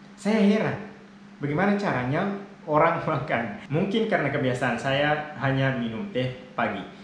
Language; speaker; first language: Indonesian; non-native, fluent; Arabic